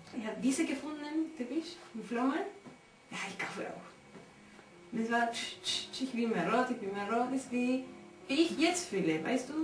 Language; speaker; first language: German; non-native, learner; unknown